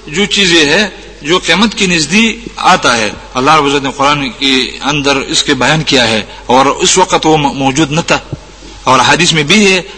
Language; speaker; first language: Urdu; non-native, local second language; Pashto